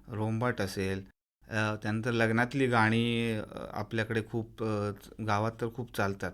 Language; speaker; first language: Marathi; native; Marathi